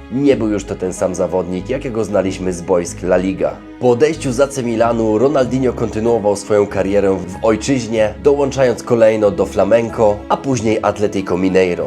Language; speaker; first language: Polish; native; Polish